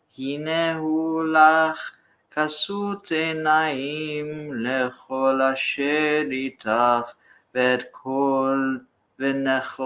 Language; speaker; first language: Hebrew; non-native, learner; English